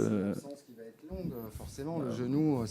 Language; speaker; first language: French; native; French